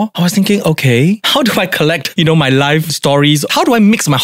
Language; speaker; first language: English; non-native, local second language; Min Nan Chinese